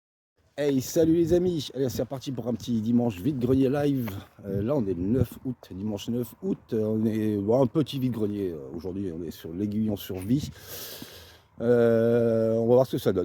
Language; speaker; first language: French; native; French